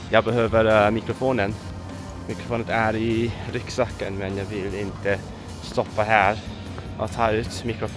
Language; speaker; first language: Swedish; non-native, learner; Cantonese